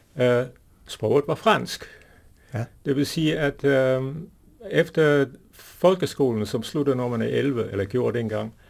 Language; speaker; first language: Danish; non-native, fluent; English